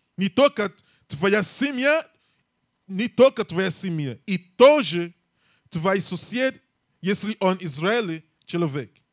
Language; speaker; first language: Russian; non-native, learner; English